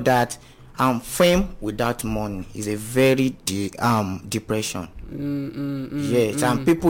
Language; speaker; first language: English; non-native, local second language; Yoruba